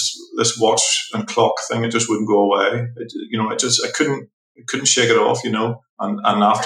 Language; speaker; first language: English; native; English